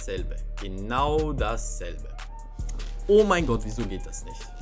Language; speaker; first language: German; native; German